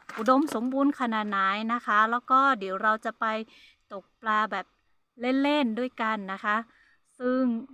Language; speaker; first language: Thai; non-native, local second language; Hmong